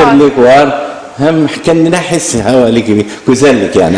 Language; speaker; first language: Turkish; non-native, learner; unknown